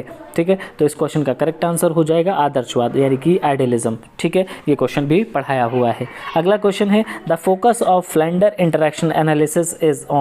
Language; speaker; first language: Hindi; native; Hindi